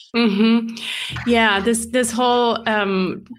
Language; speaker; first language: English; non-native, fluent; Swiss German